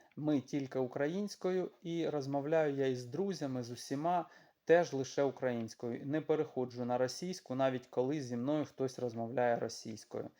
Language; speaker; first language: Ukrainian; non-native, local second language; Russian